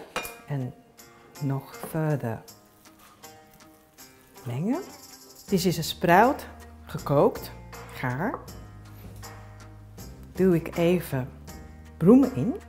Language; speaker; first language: Dutch; non-native, learner; Japanese